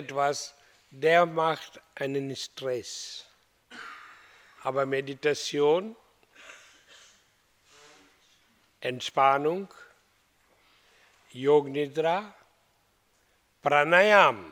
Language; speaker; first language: German; non-native, learner; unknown